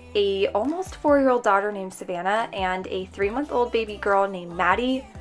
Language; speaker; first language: English; native; English